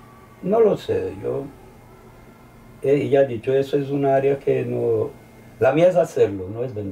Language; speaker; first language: Spanish; early bilingual, heritage; Spanish